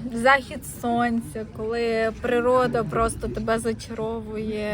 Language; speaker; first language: Ukrainian; native; Ukrainian